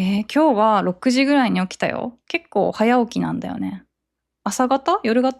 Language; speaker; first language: Japanese; native; Japanese